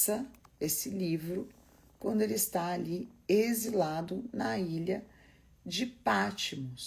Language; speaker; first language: Portuguese; native; Portuguese